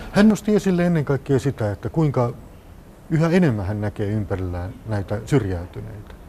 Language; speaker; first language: Finnish; native; Finnish